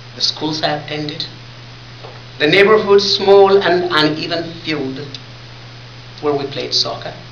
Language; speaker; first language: English; non-native, fluent; Tigrinya